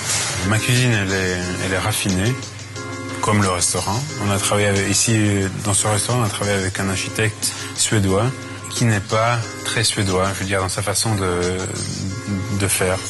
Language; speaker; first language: French; non-native, fluent; Swedish